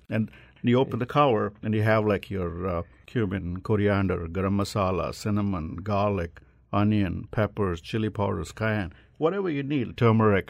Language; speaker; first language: English; non-native, local second language; Telugu